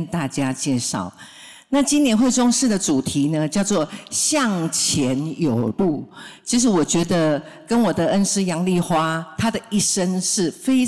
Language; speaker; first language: Chinese; non-native, local second language; Min Nan Chinese